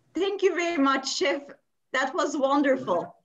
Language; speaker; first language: English; non-native, fluent; Turkish